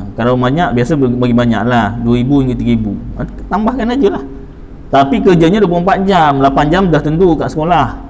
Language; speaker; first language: Malay; native; Malay